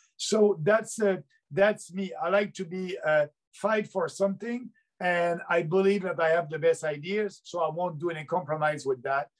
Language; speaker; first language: English; native; English